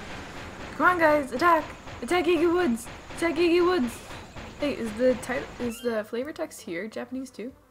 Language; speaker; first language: English; native; English